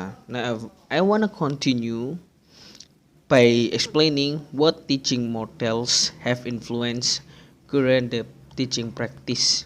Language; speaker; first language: English; non-native, learner; Indonesian